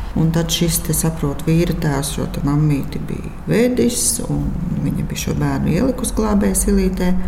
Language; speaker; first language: Latvian; native; Latvian